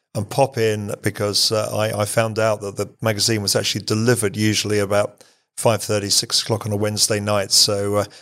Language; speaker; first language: English; native; English